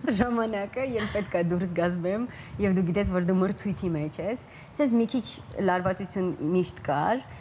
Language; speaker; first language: Armenian; early bilingual, heritage; Armenian